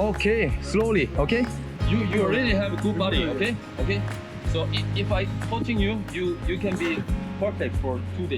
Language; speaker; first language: English; non-native, learner; Korean